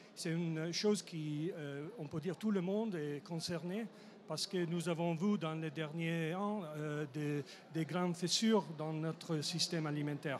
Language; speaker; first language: French; non-native, fluent; English